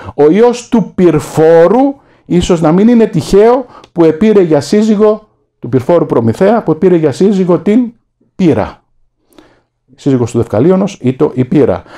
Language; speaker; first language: Greek; native; Greek